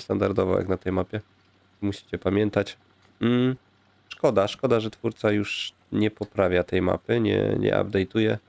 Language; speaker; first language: Polish; native; Polish